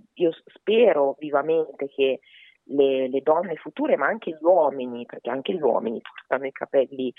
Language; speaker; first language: Italian; early bilingual, other home language; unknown